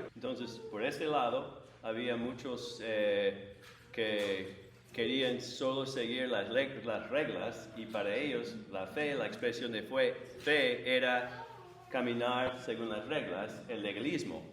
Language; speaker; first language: Spanish; non-native, fluent; English